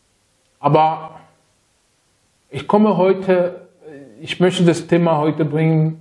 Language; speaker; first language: German; non-native, fluent; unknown